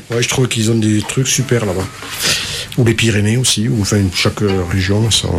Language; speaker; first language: French; native; French